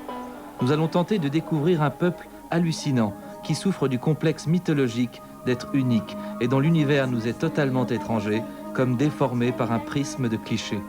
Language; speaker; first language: French; native; French